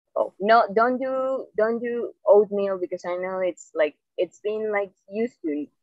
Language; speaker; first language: English; non-native, fluent; Spanish